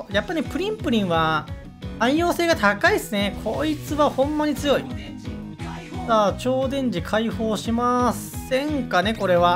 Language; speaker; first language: Japanese; native; Japanese